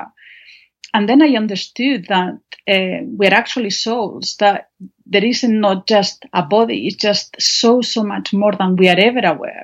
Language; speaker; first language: English; non-native, fluent; Spanish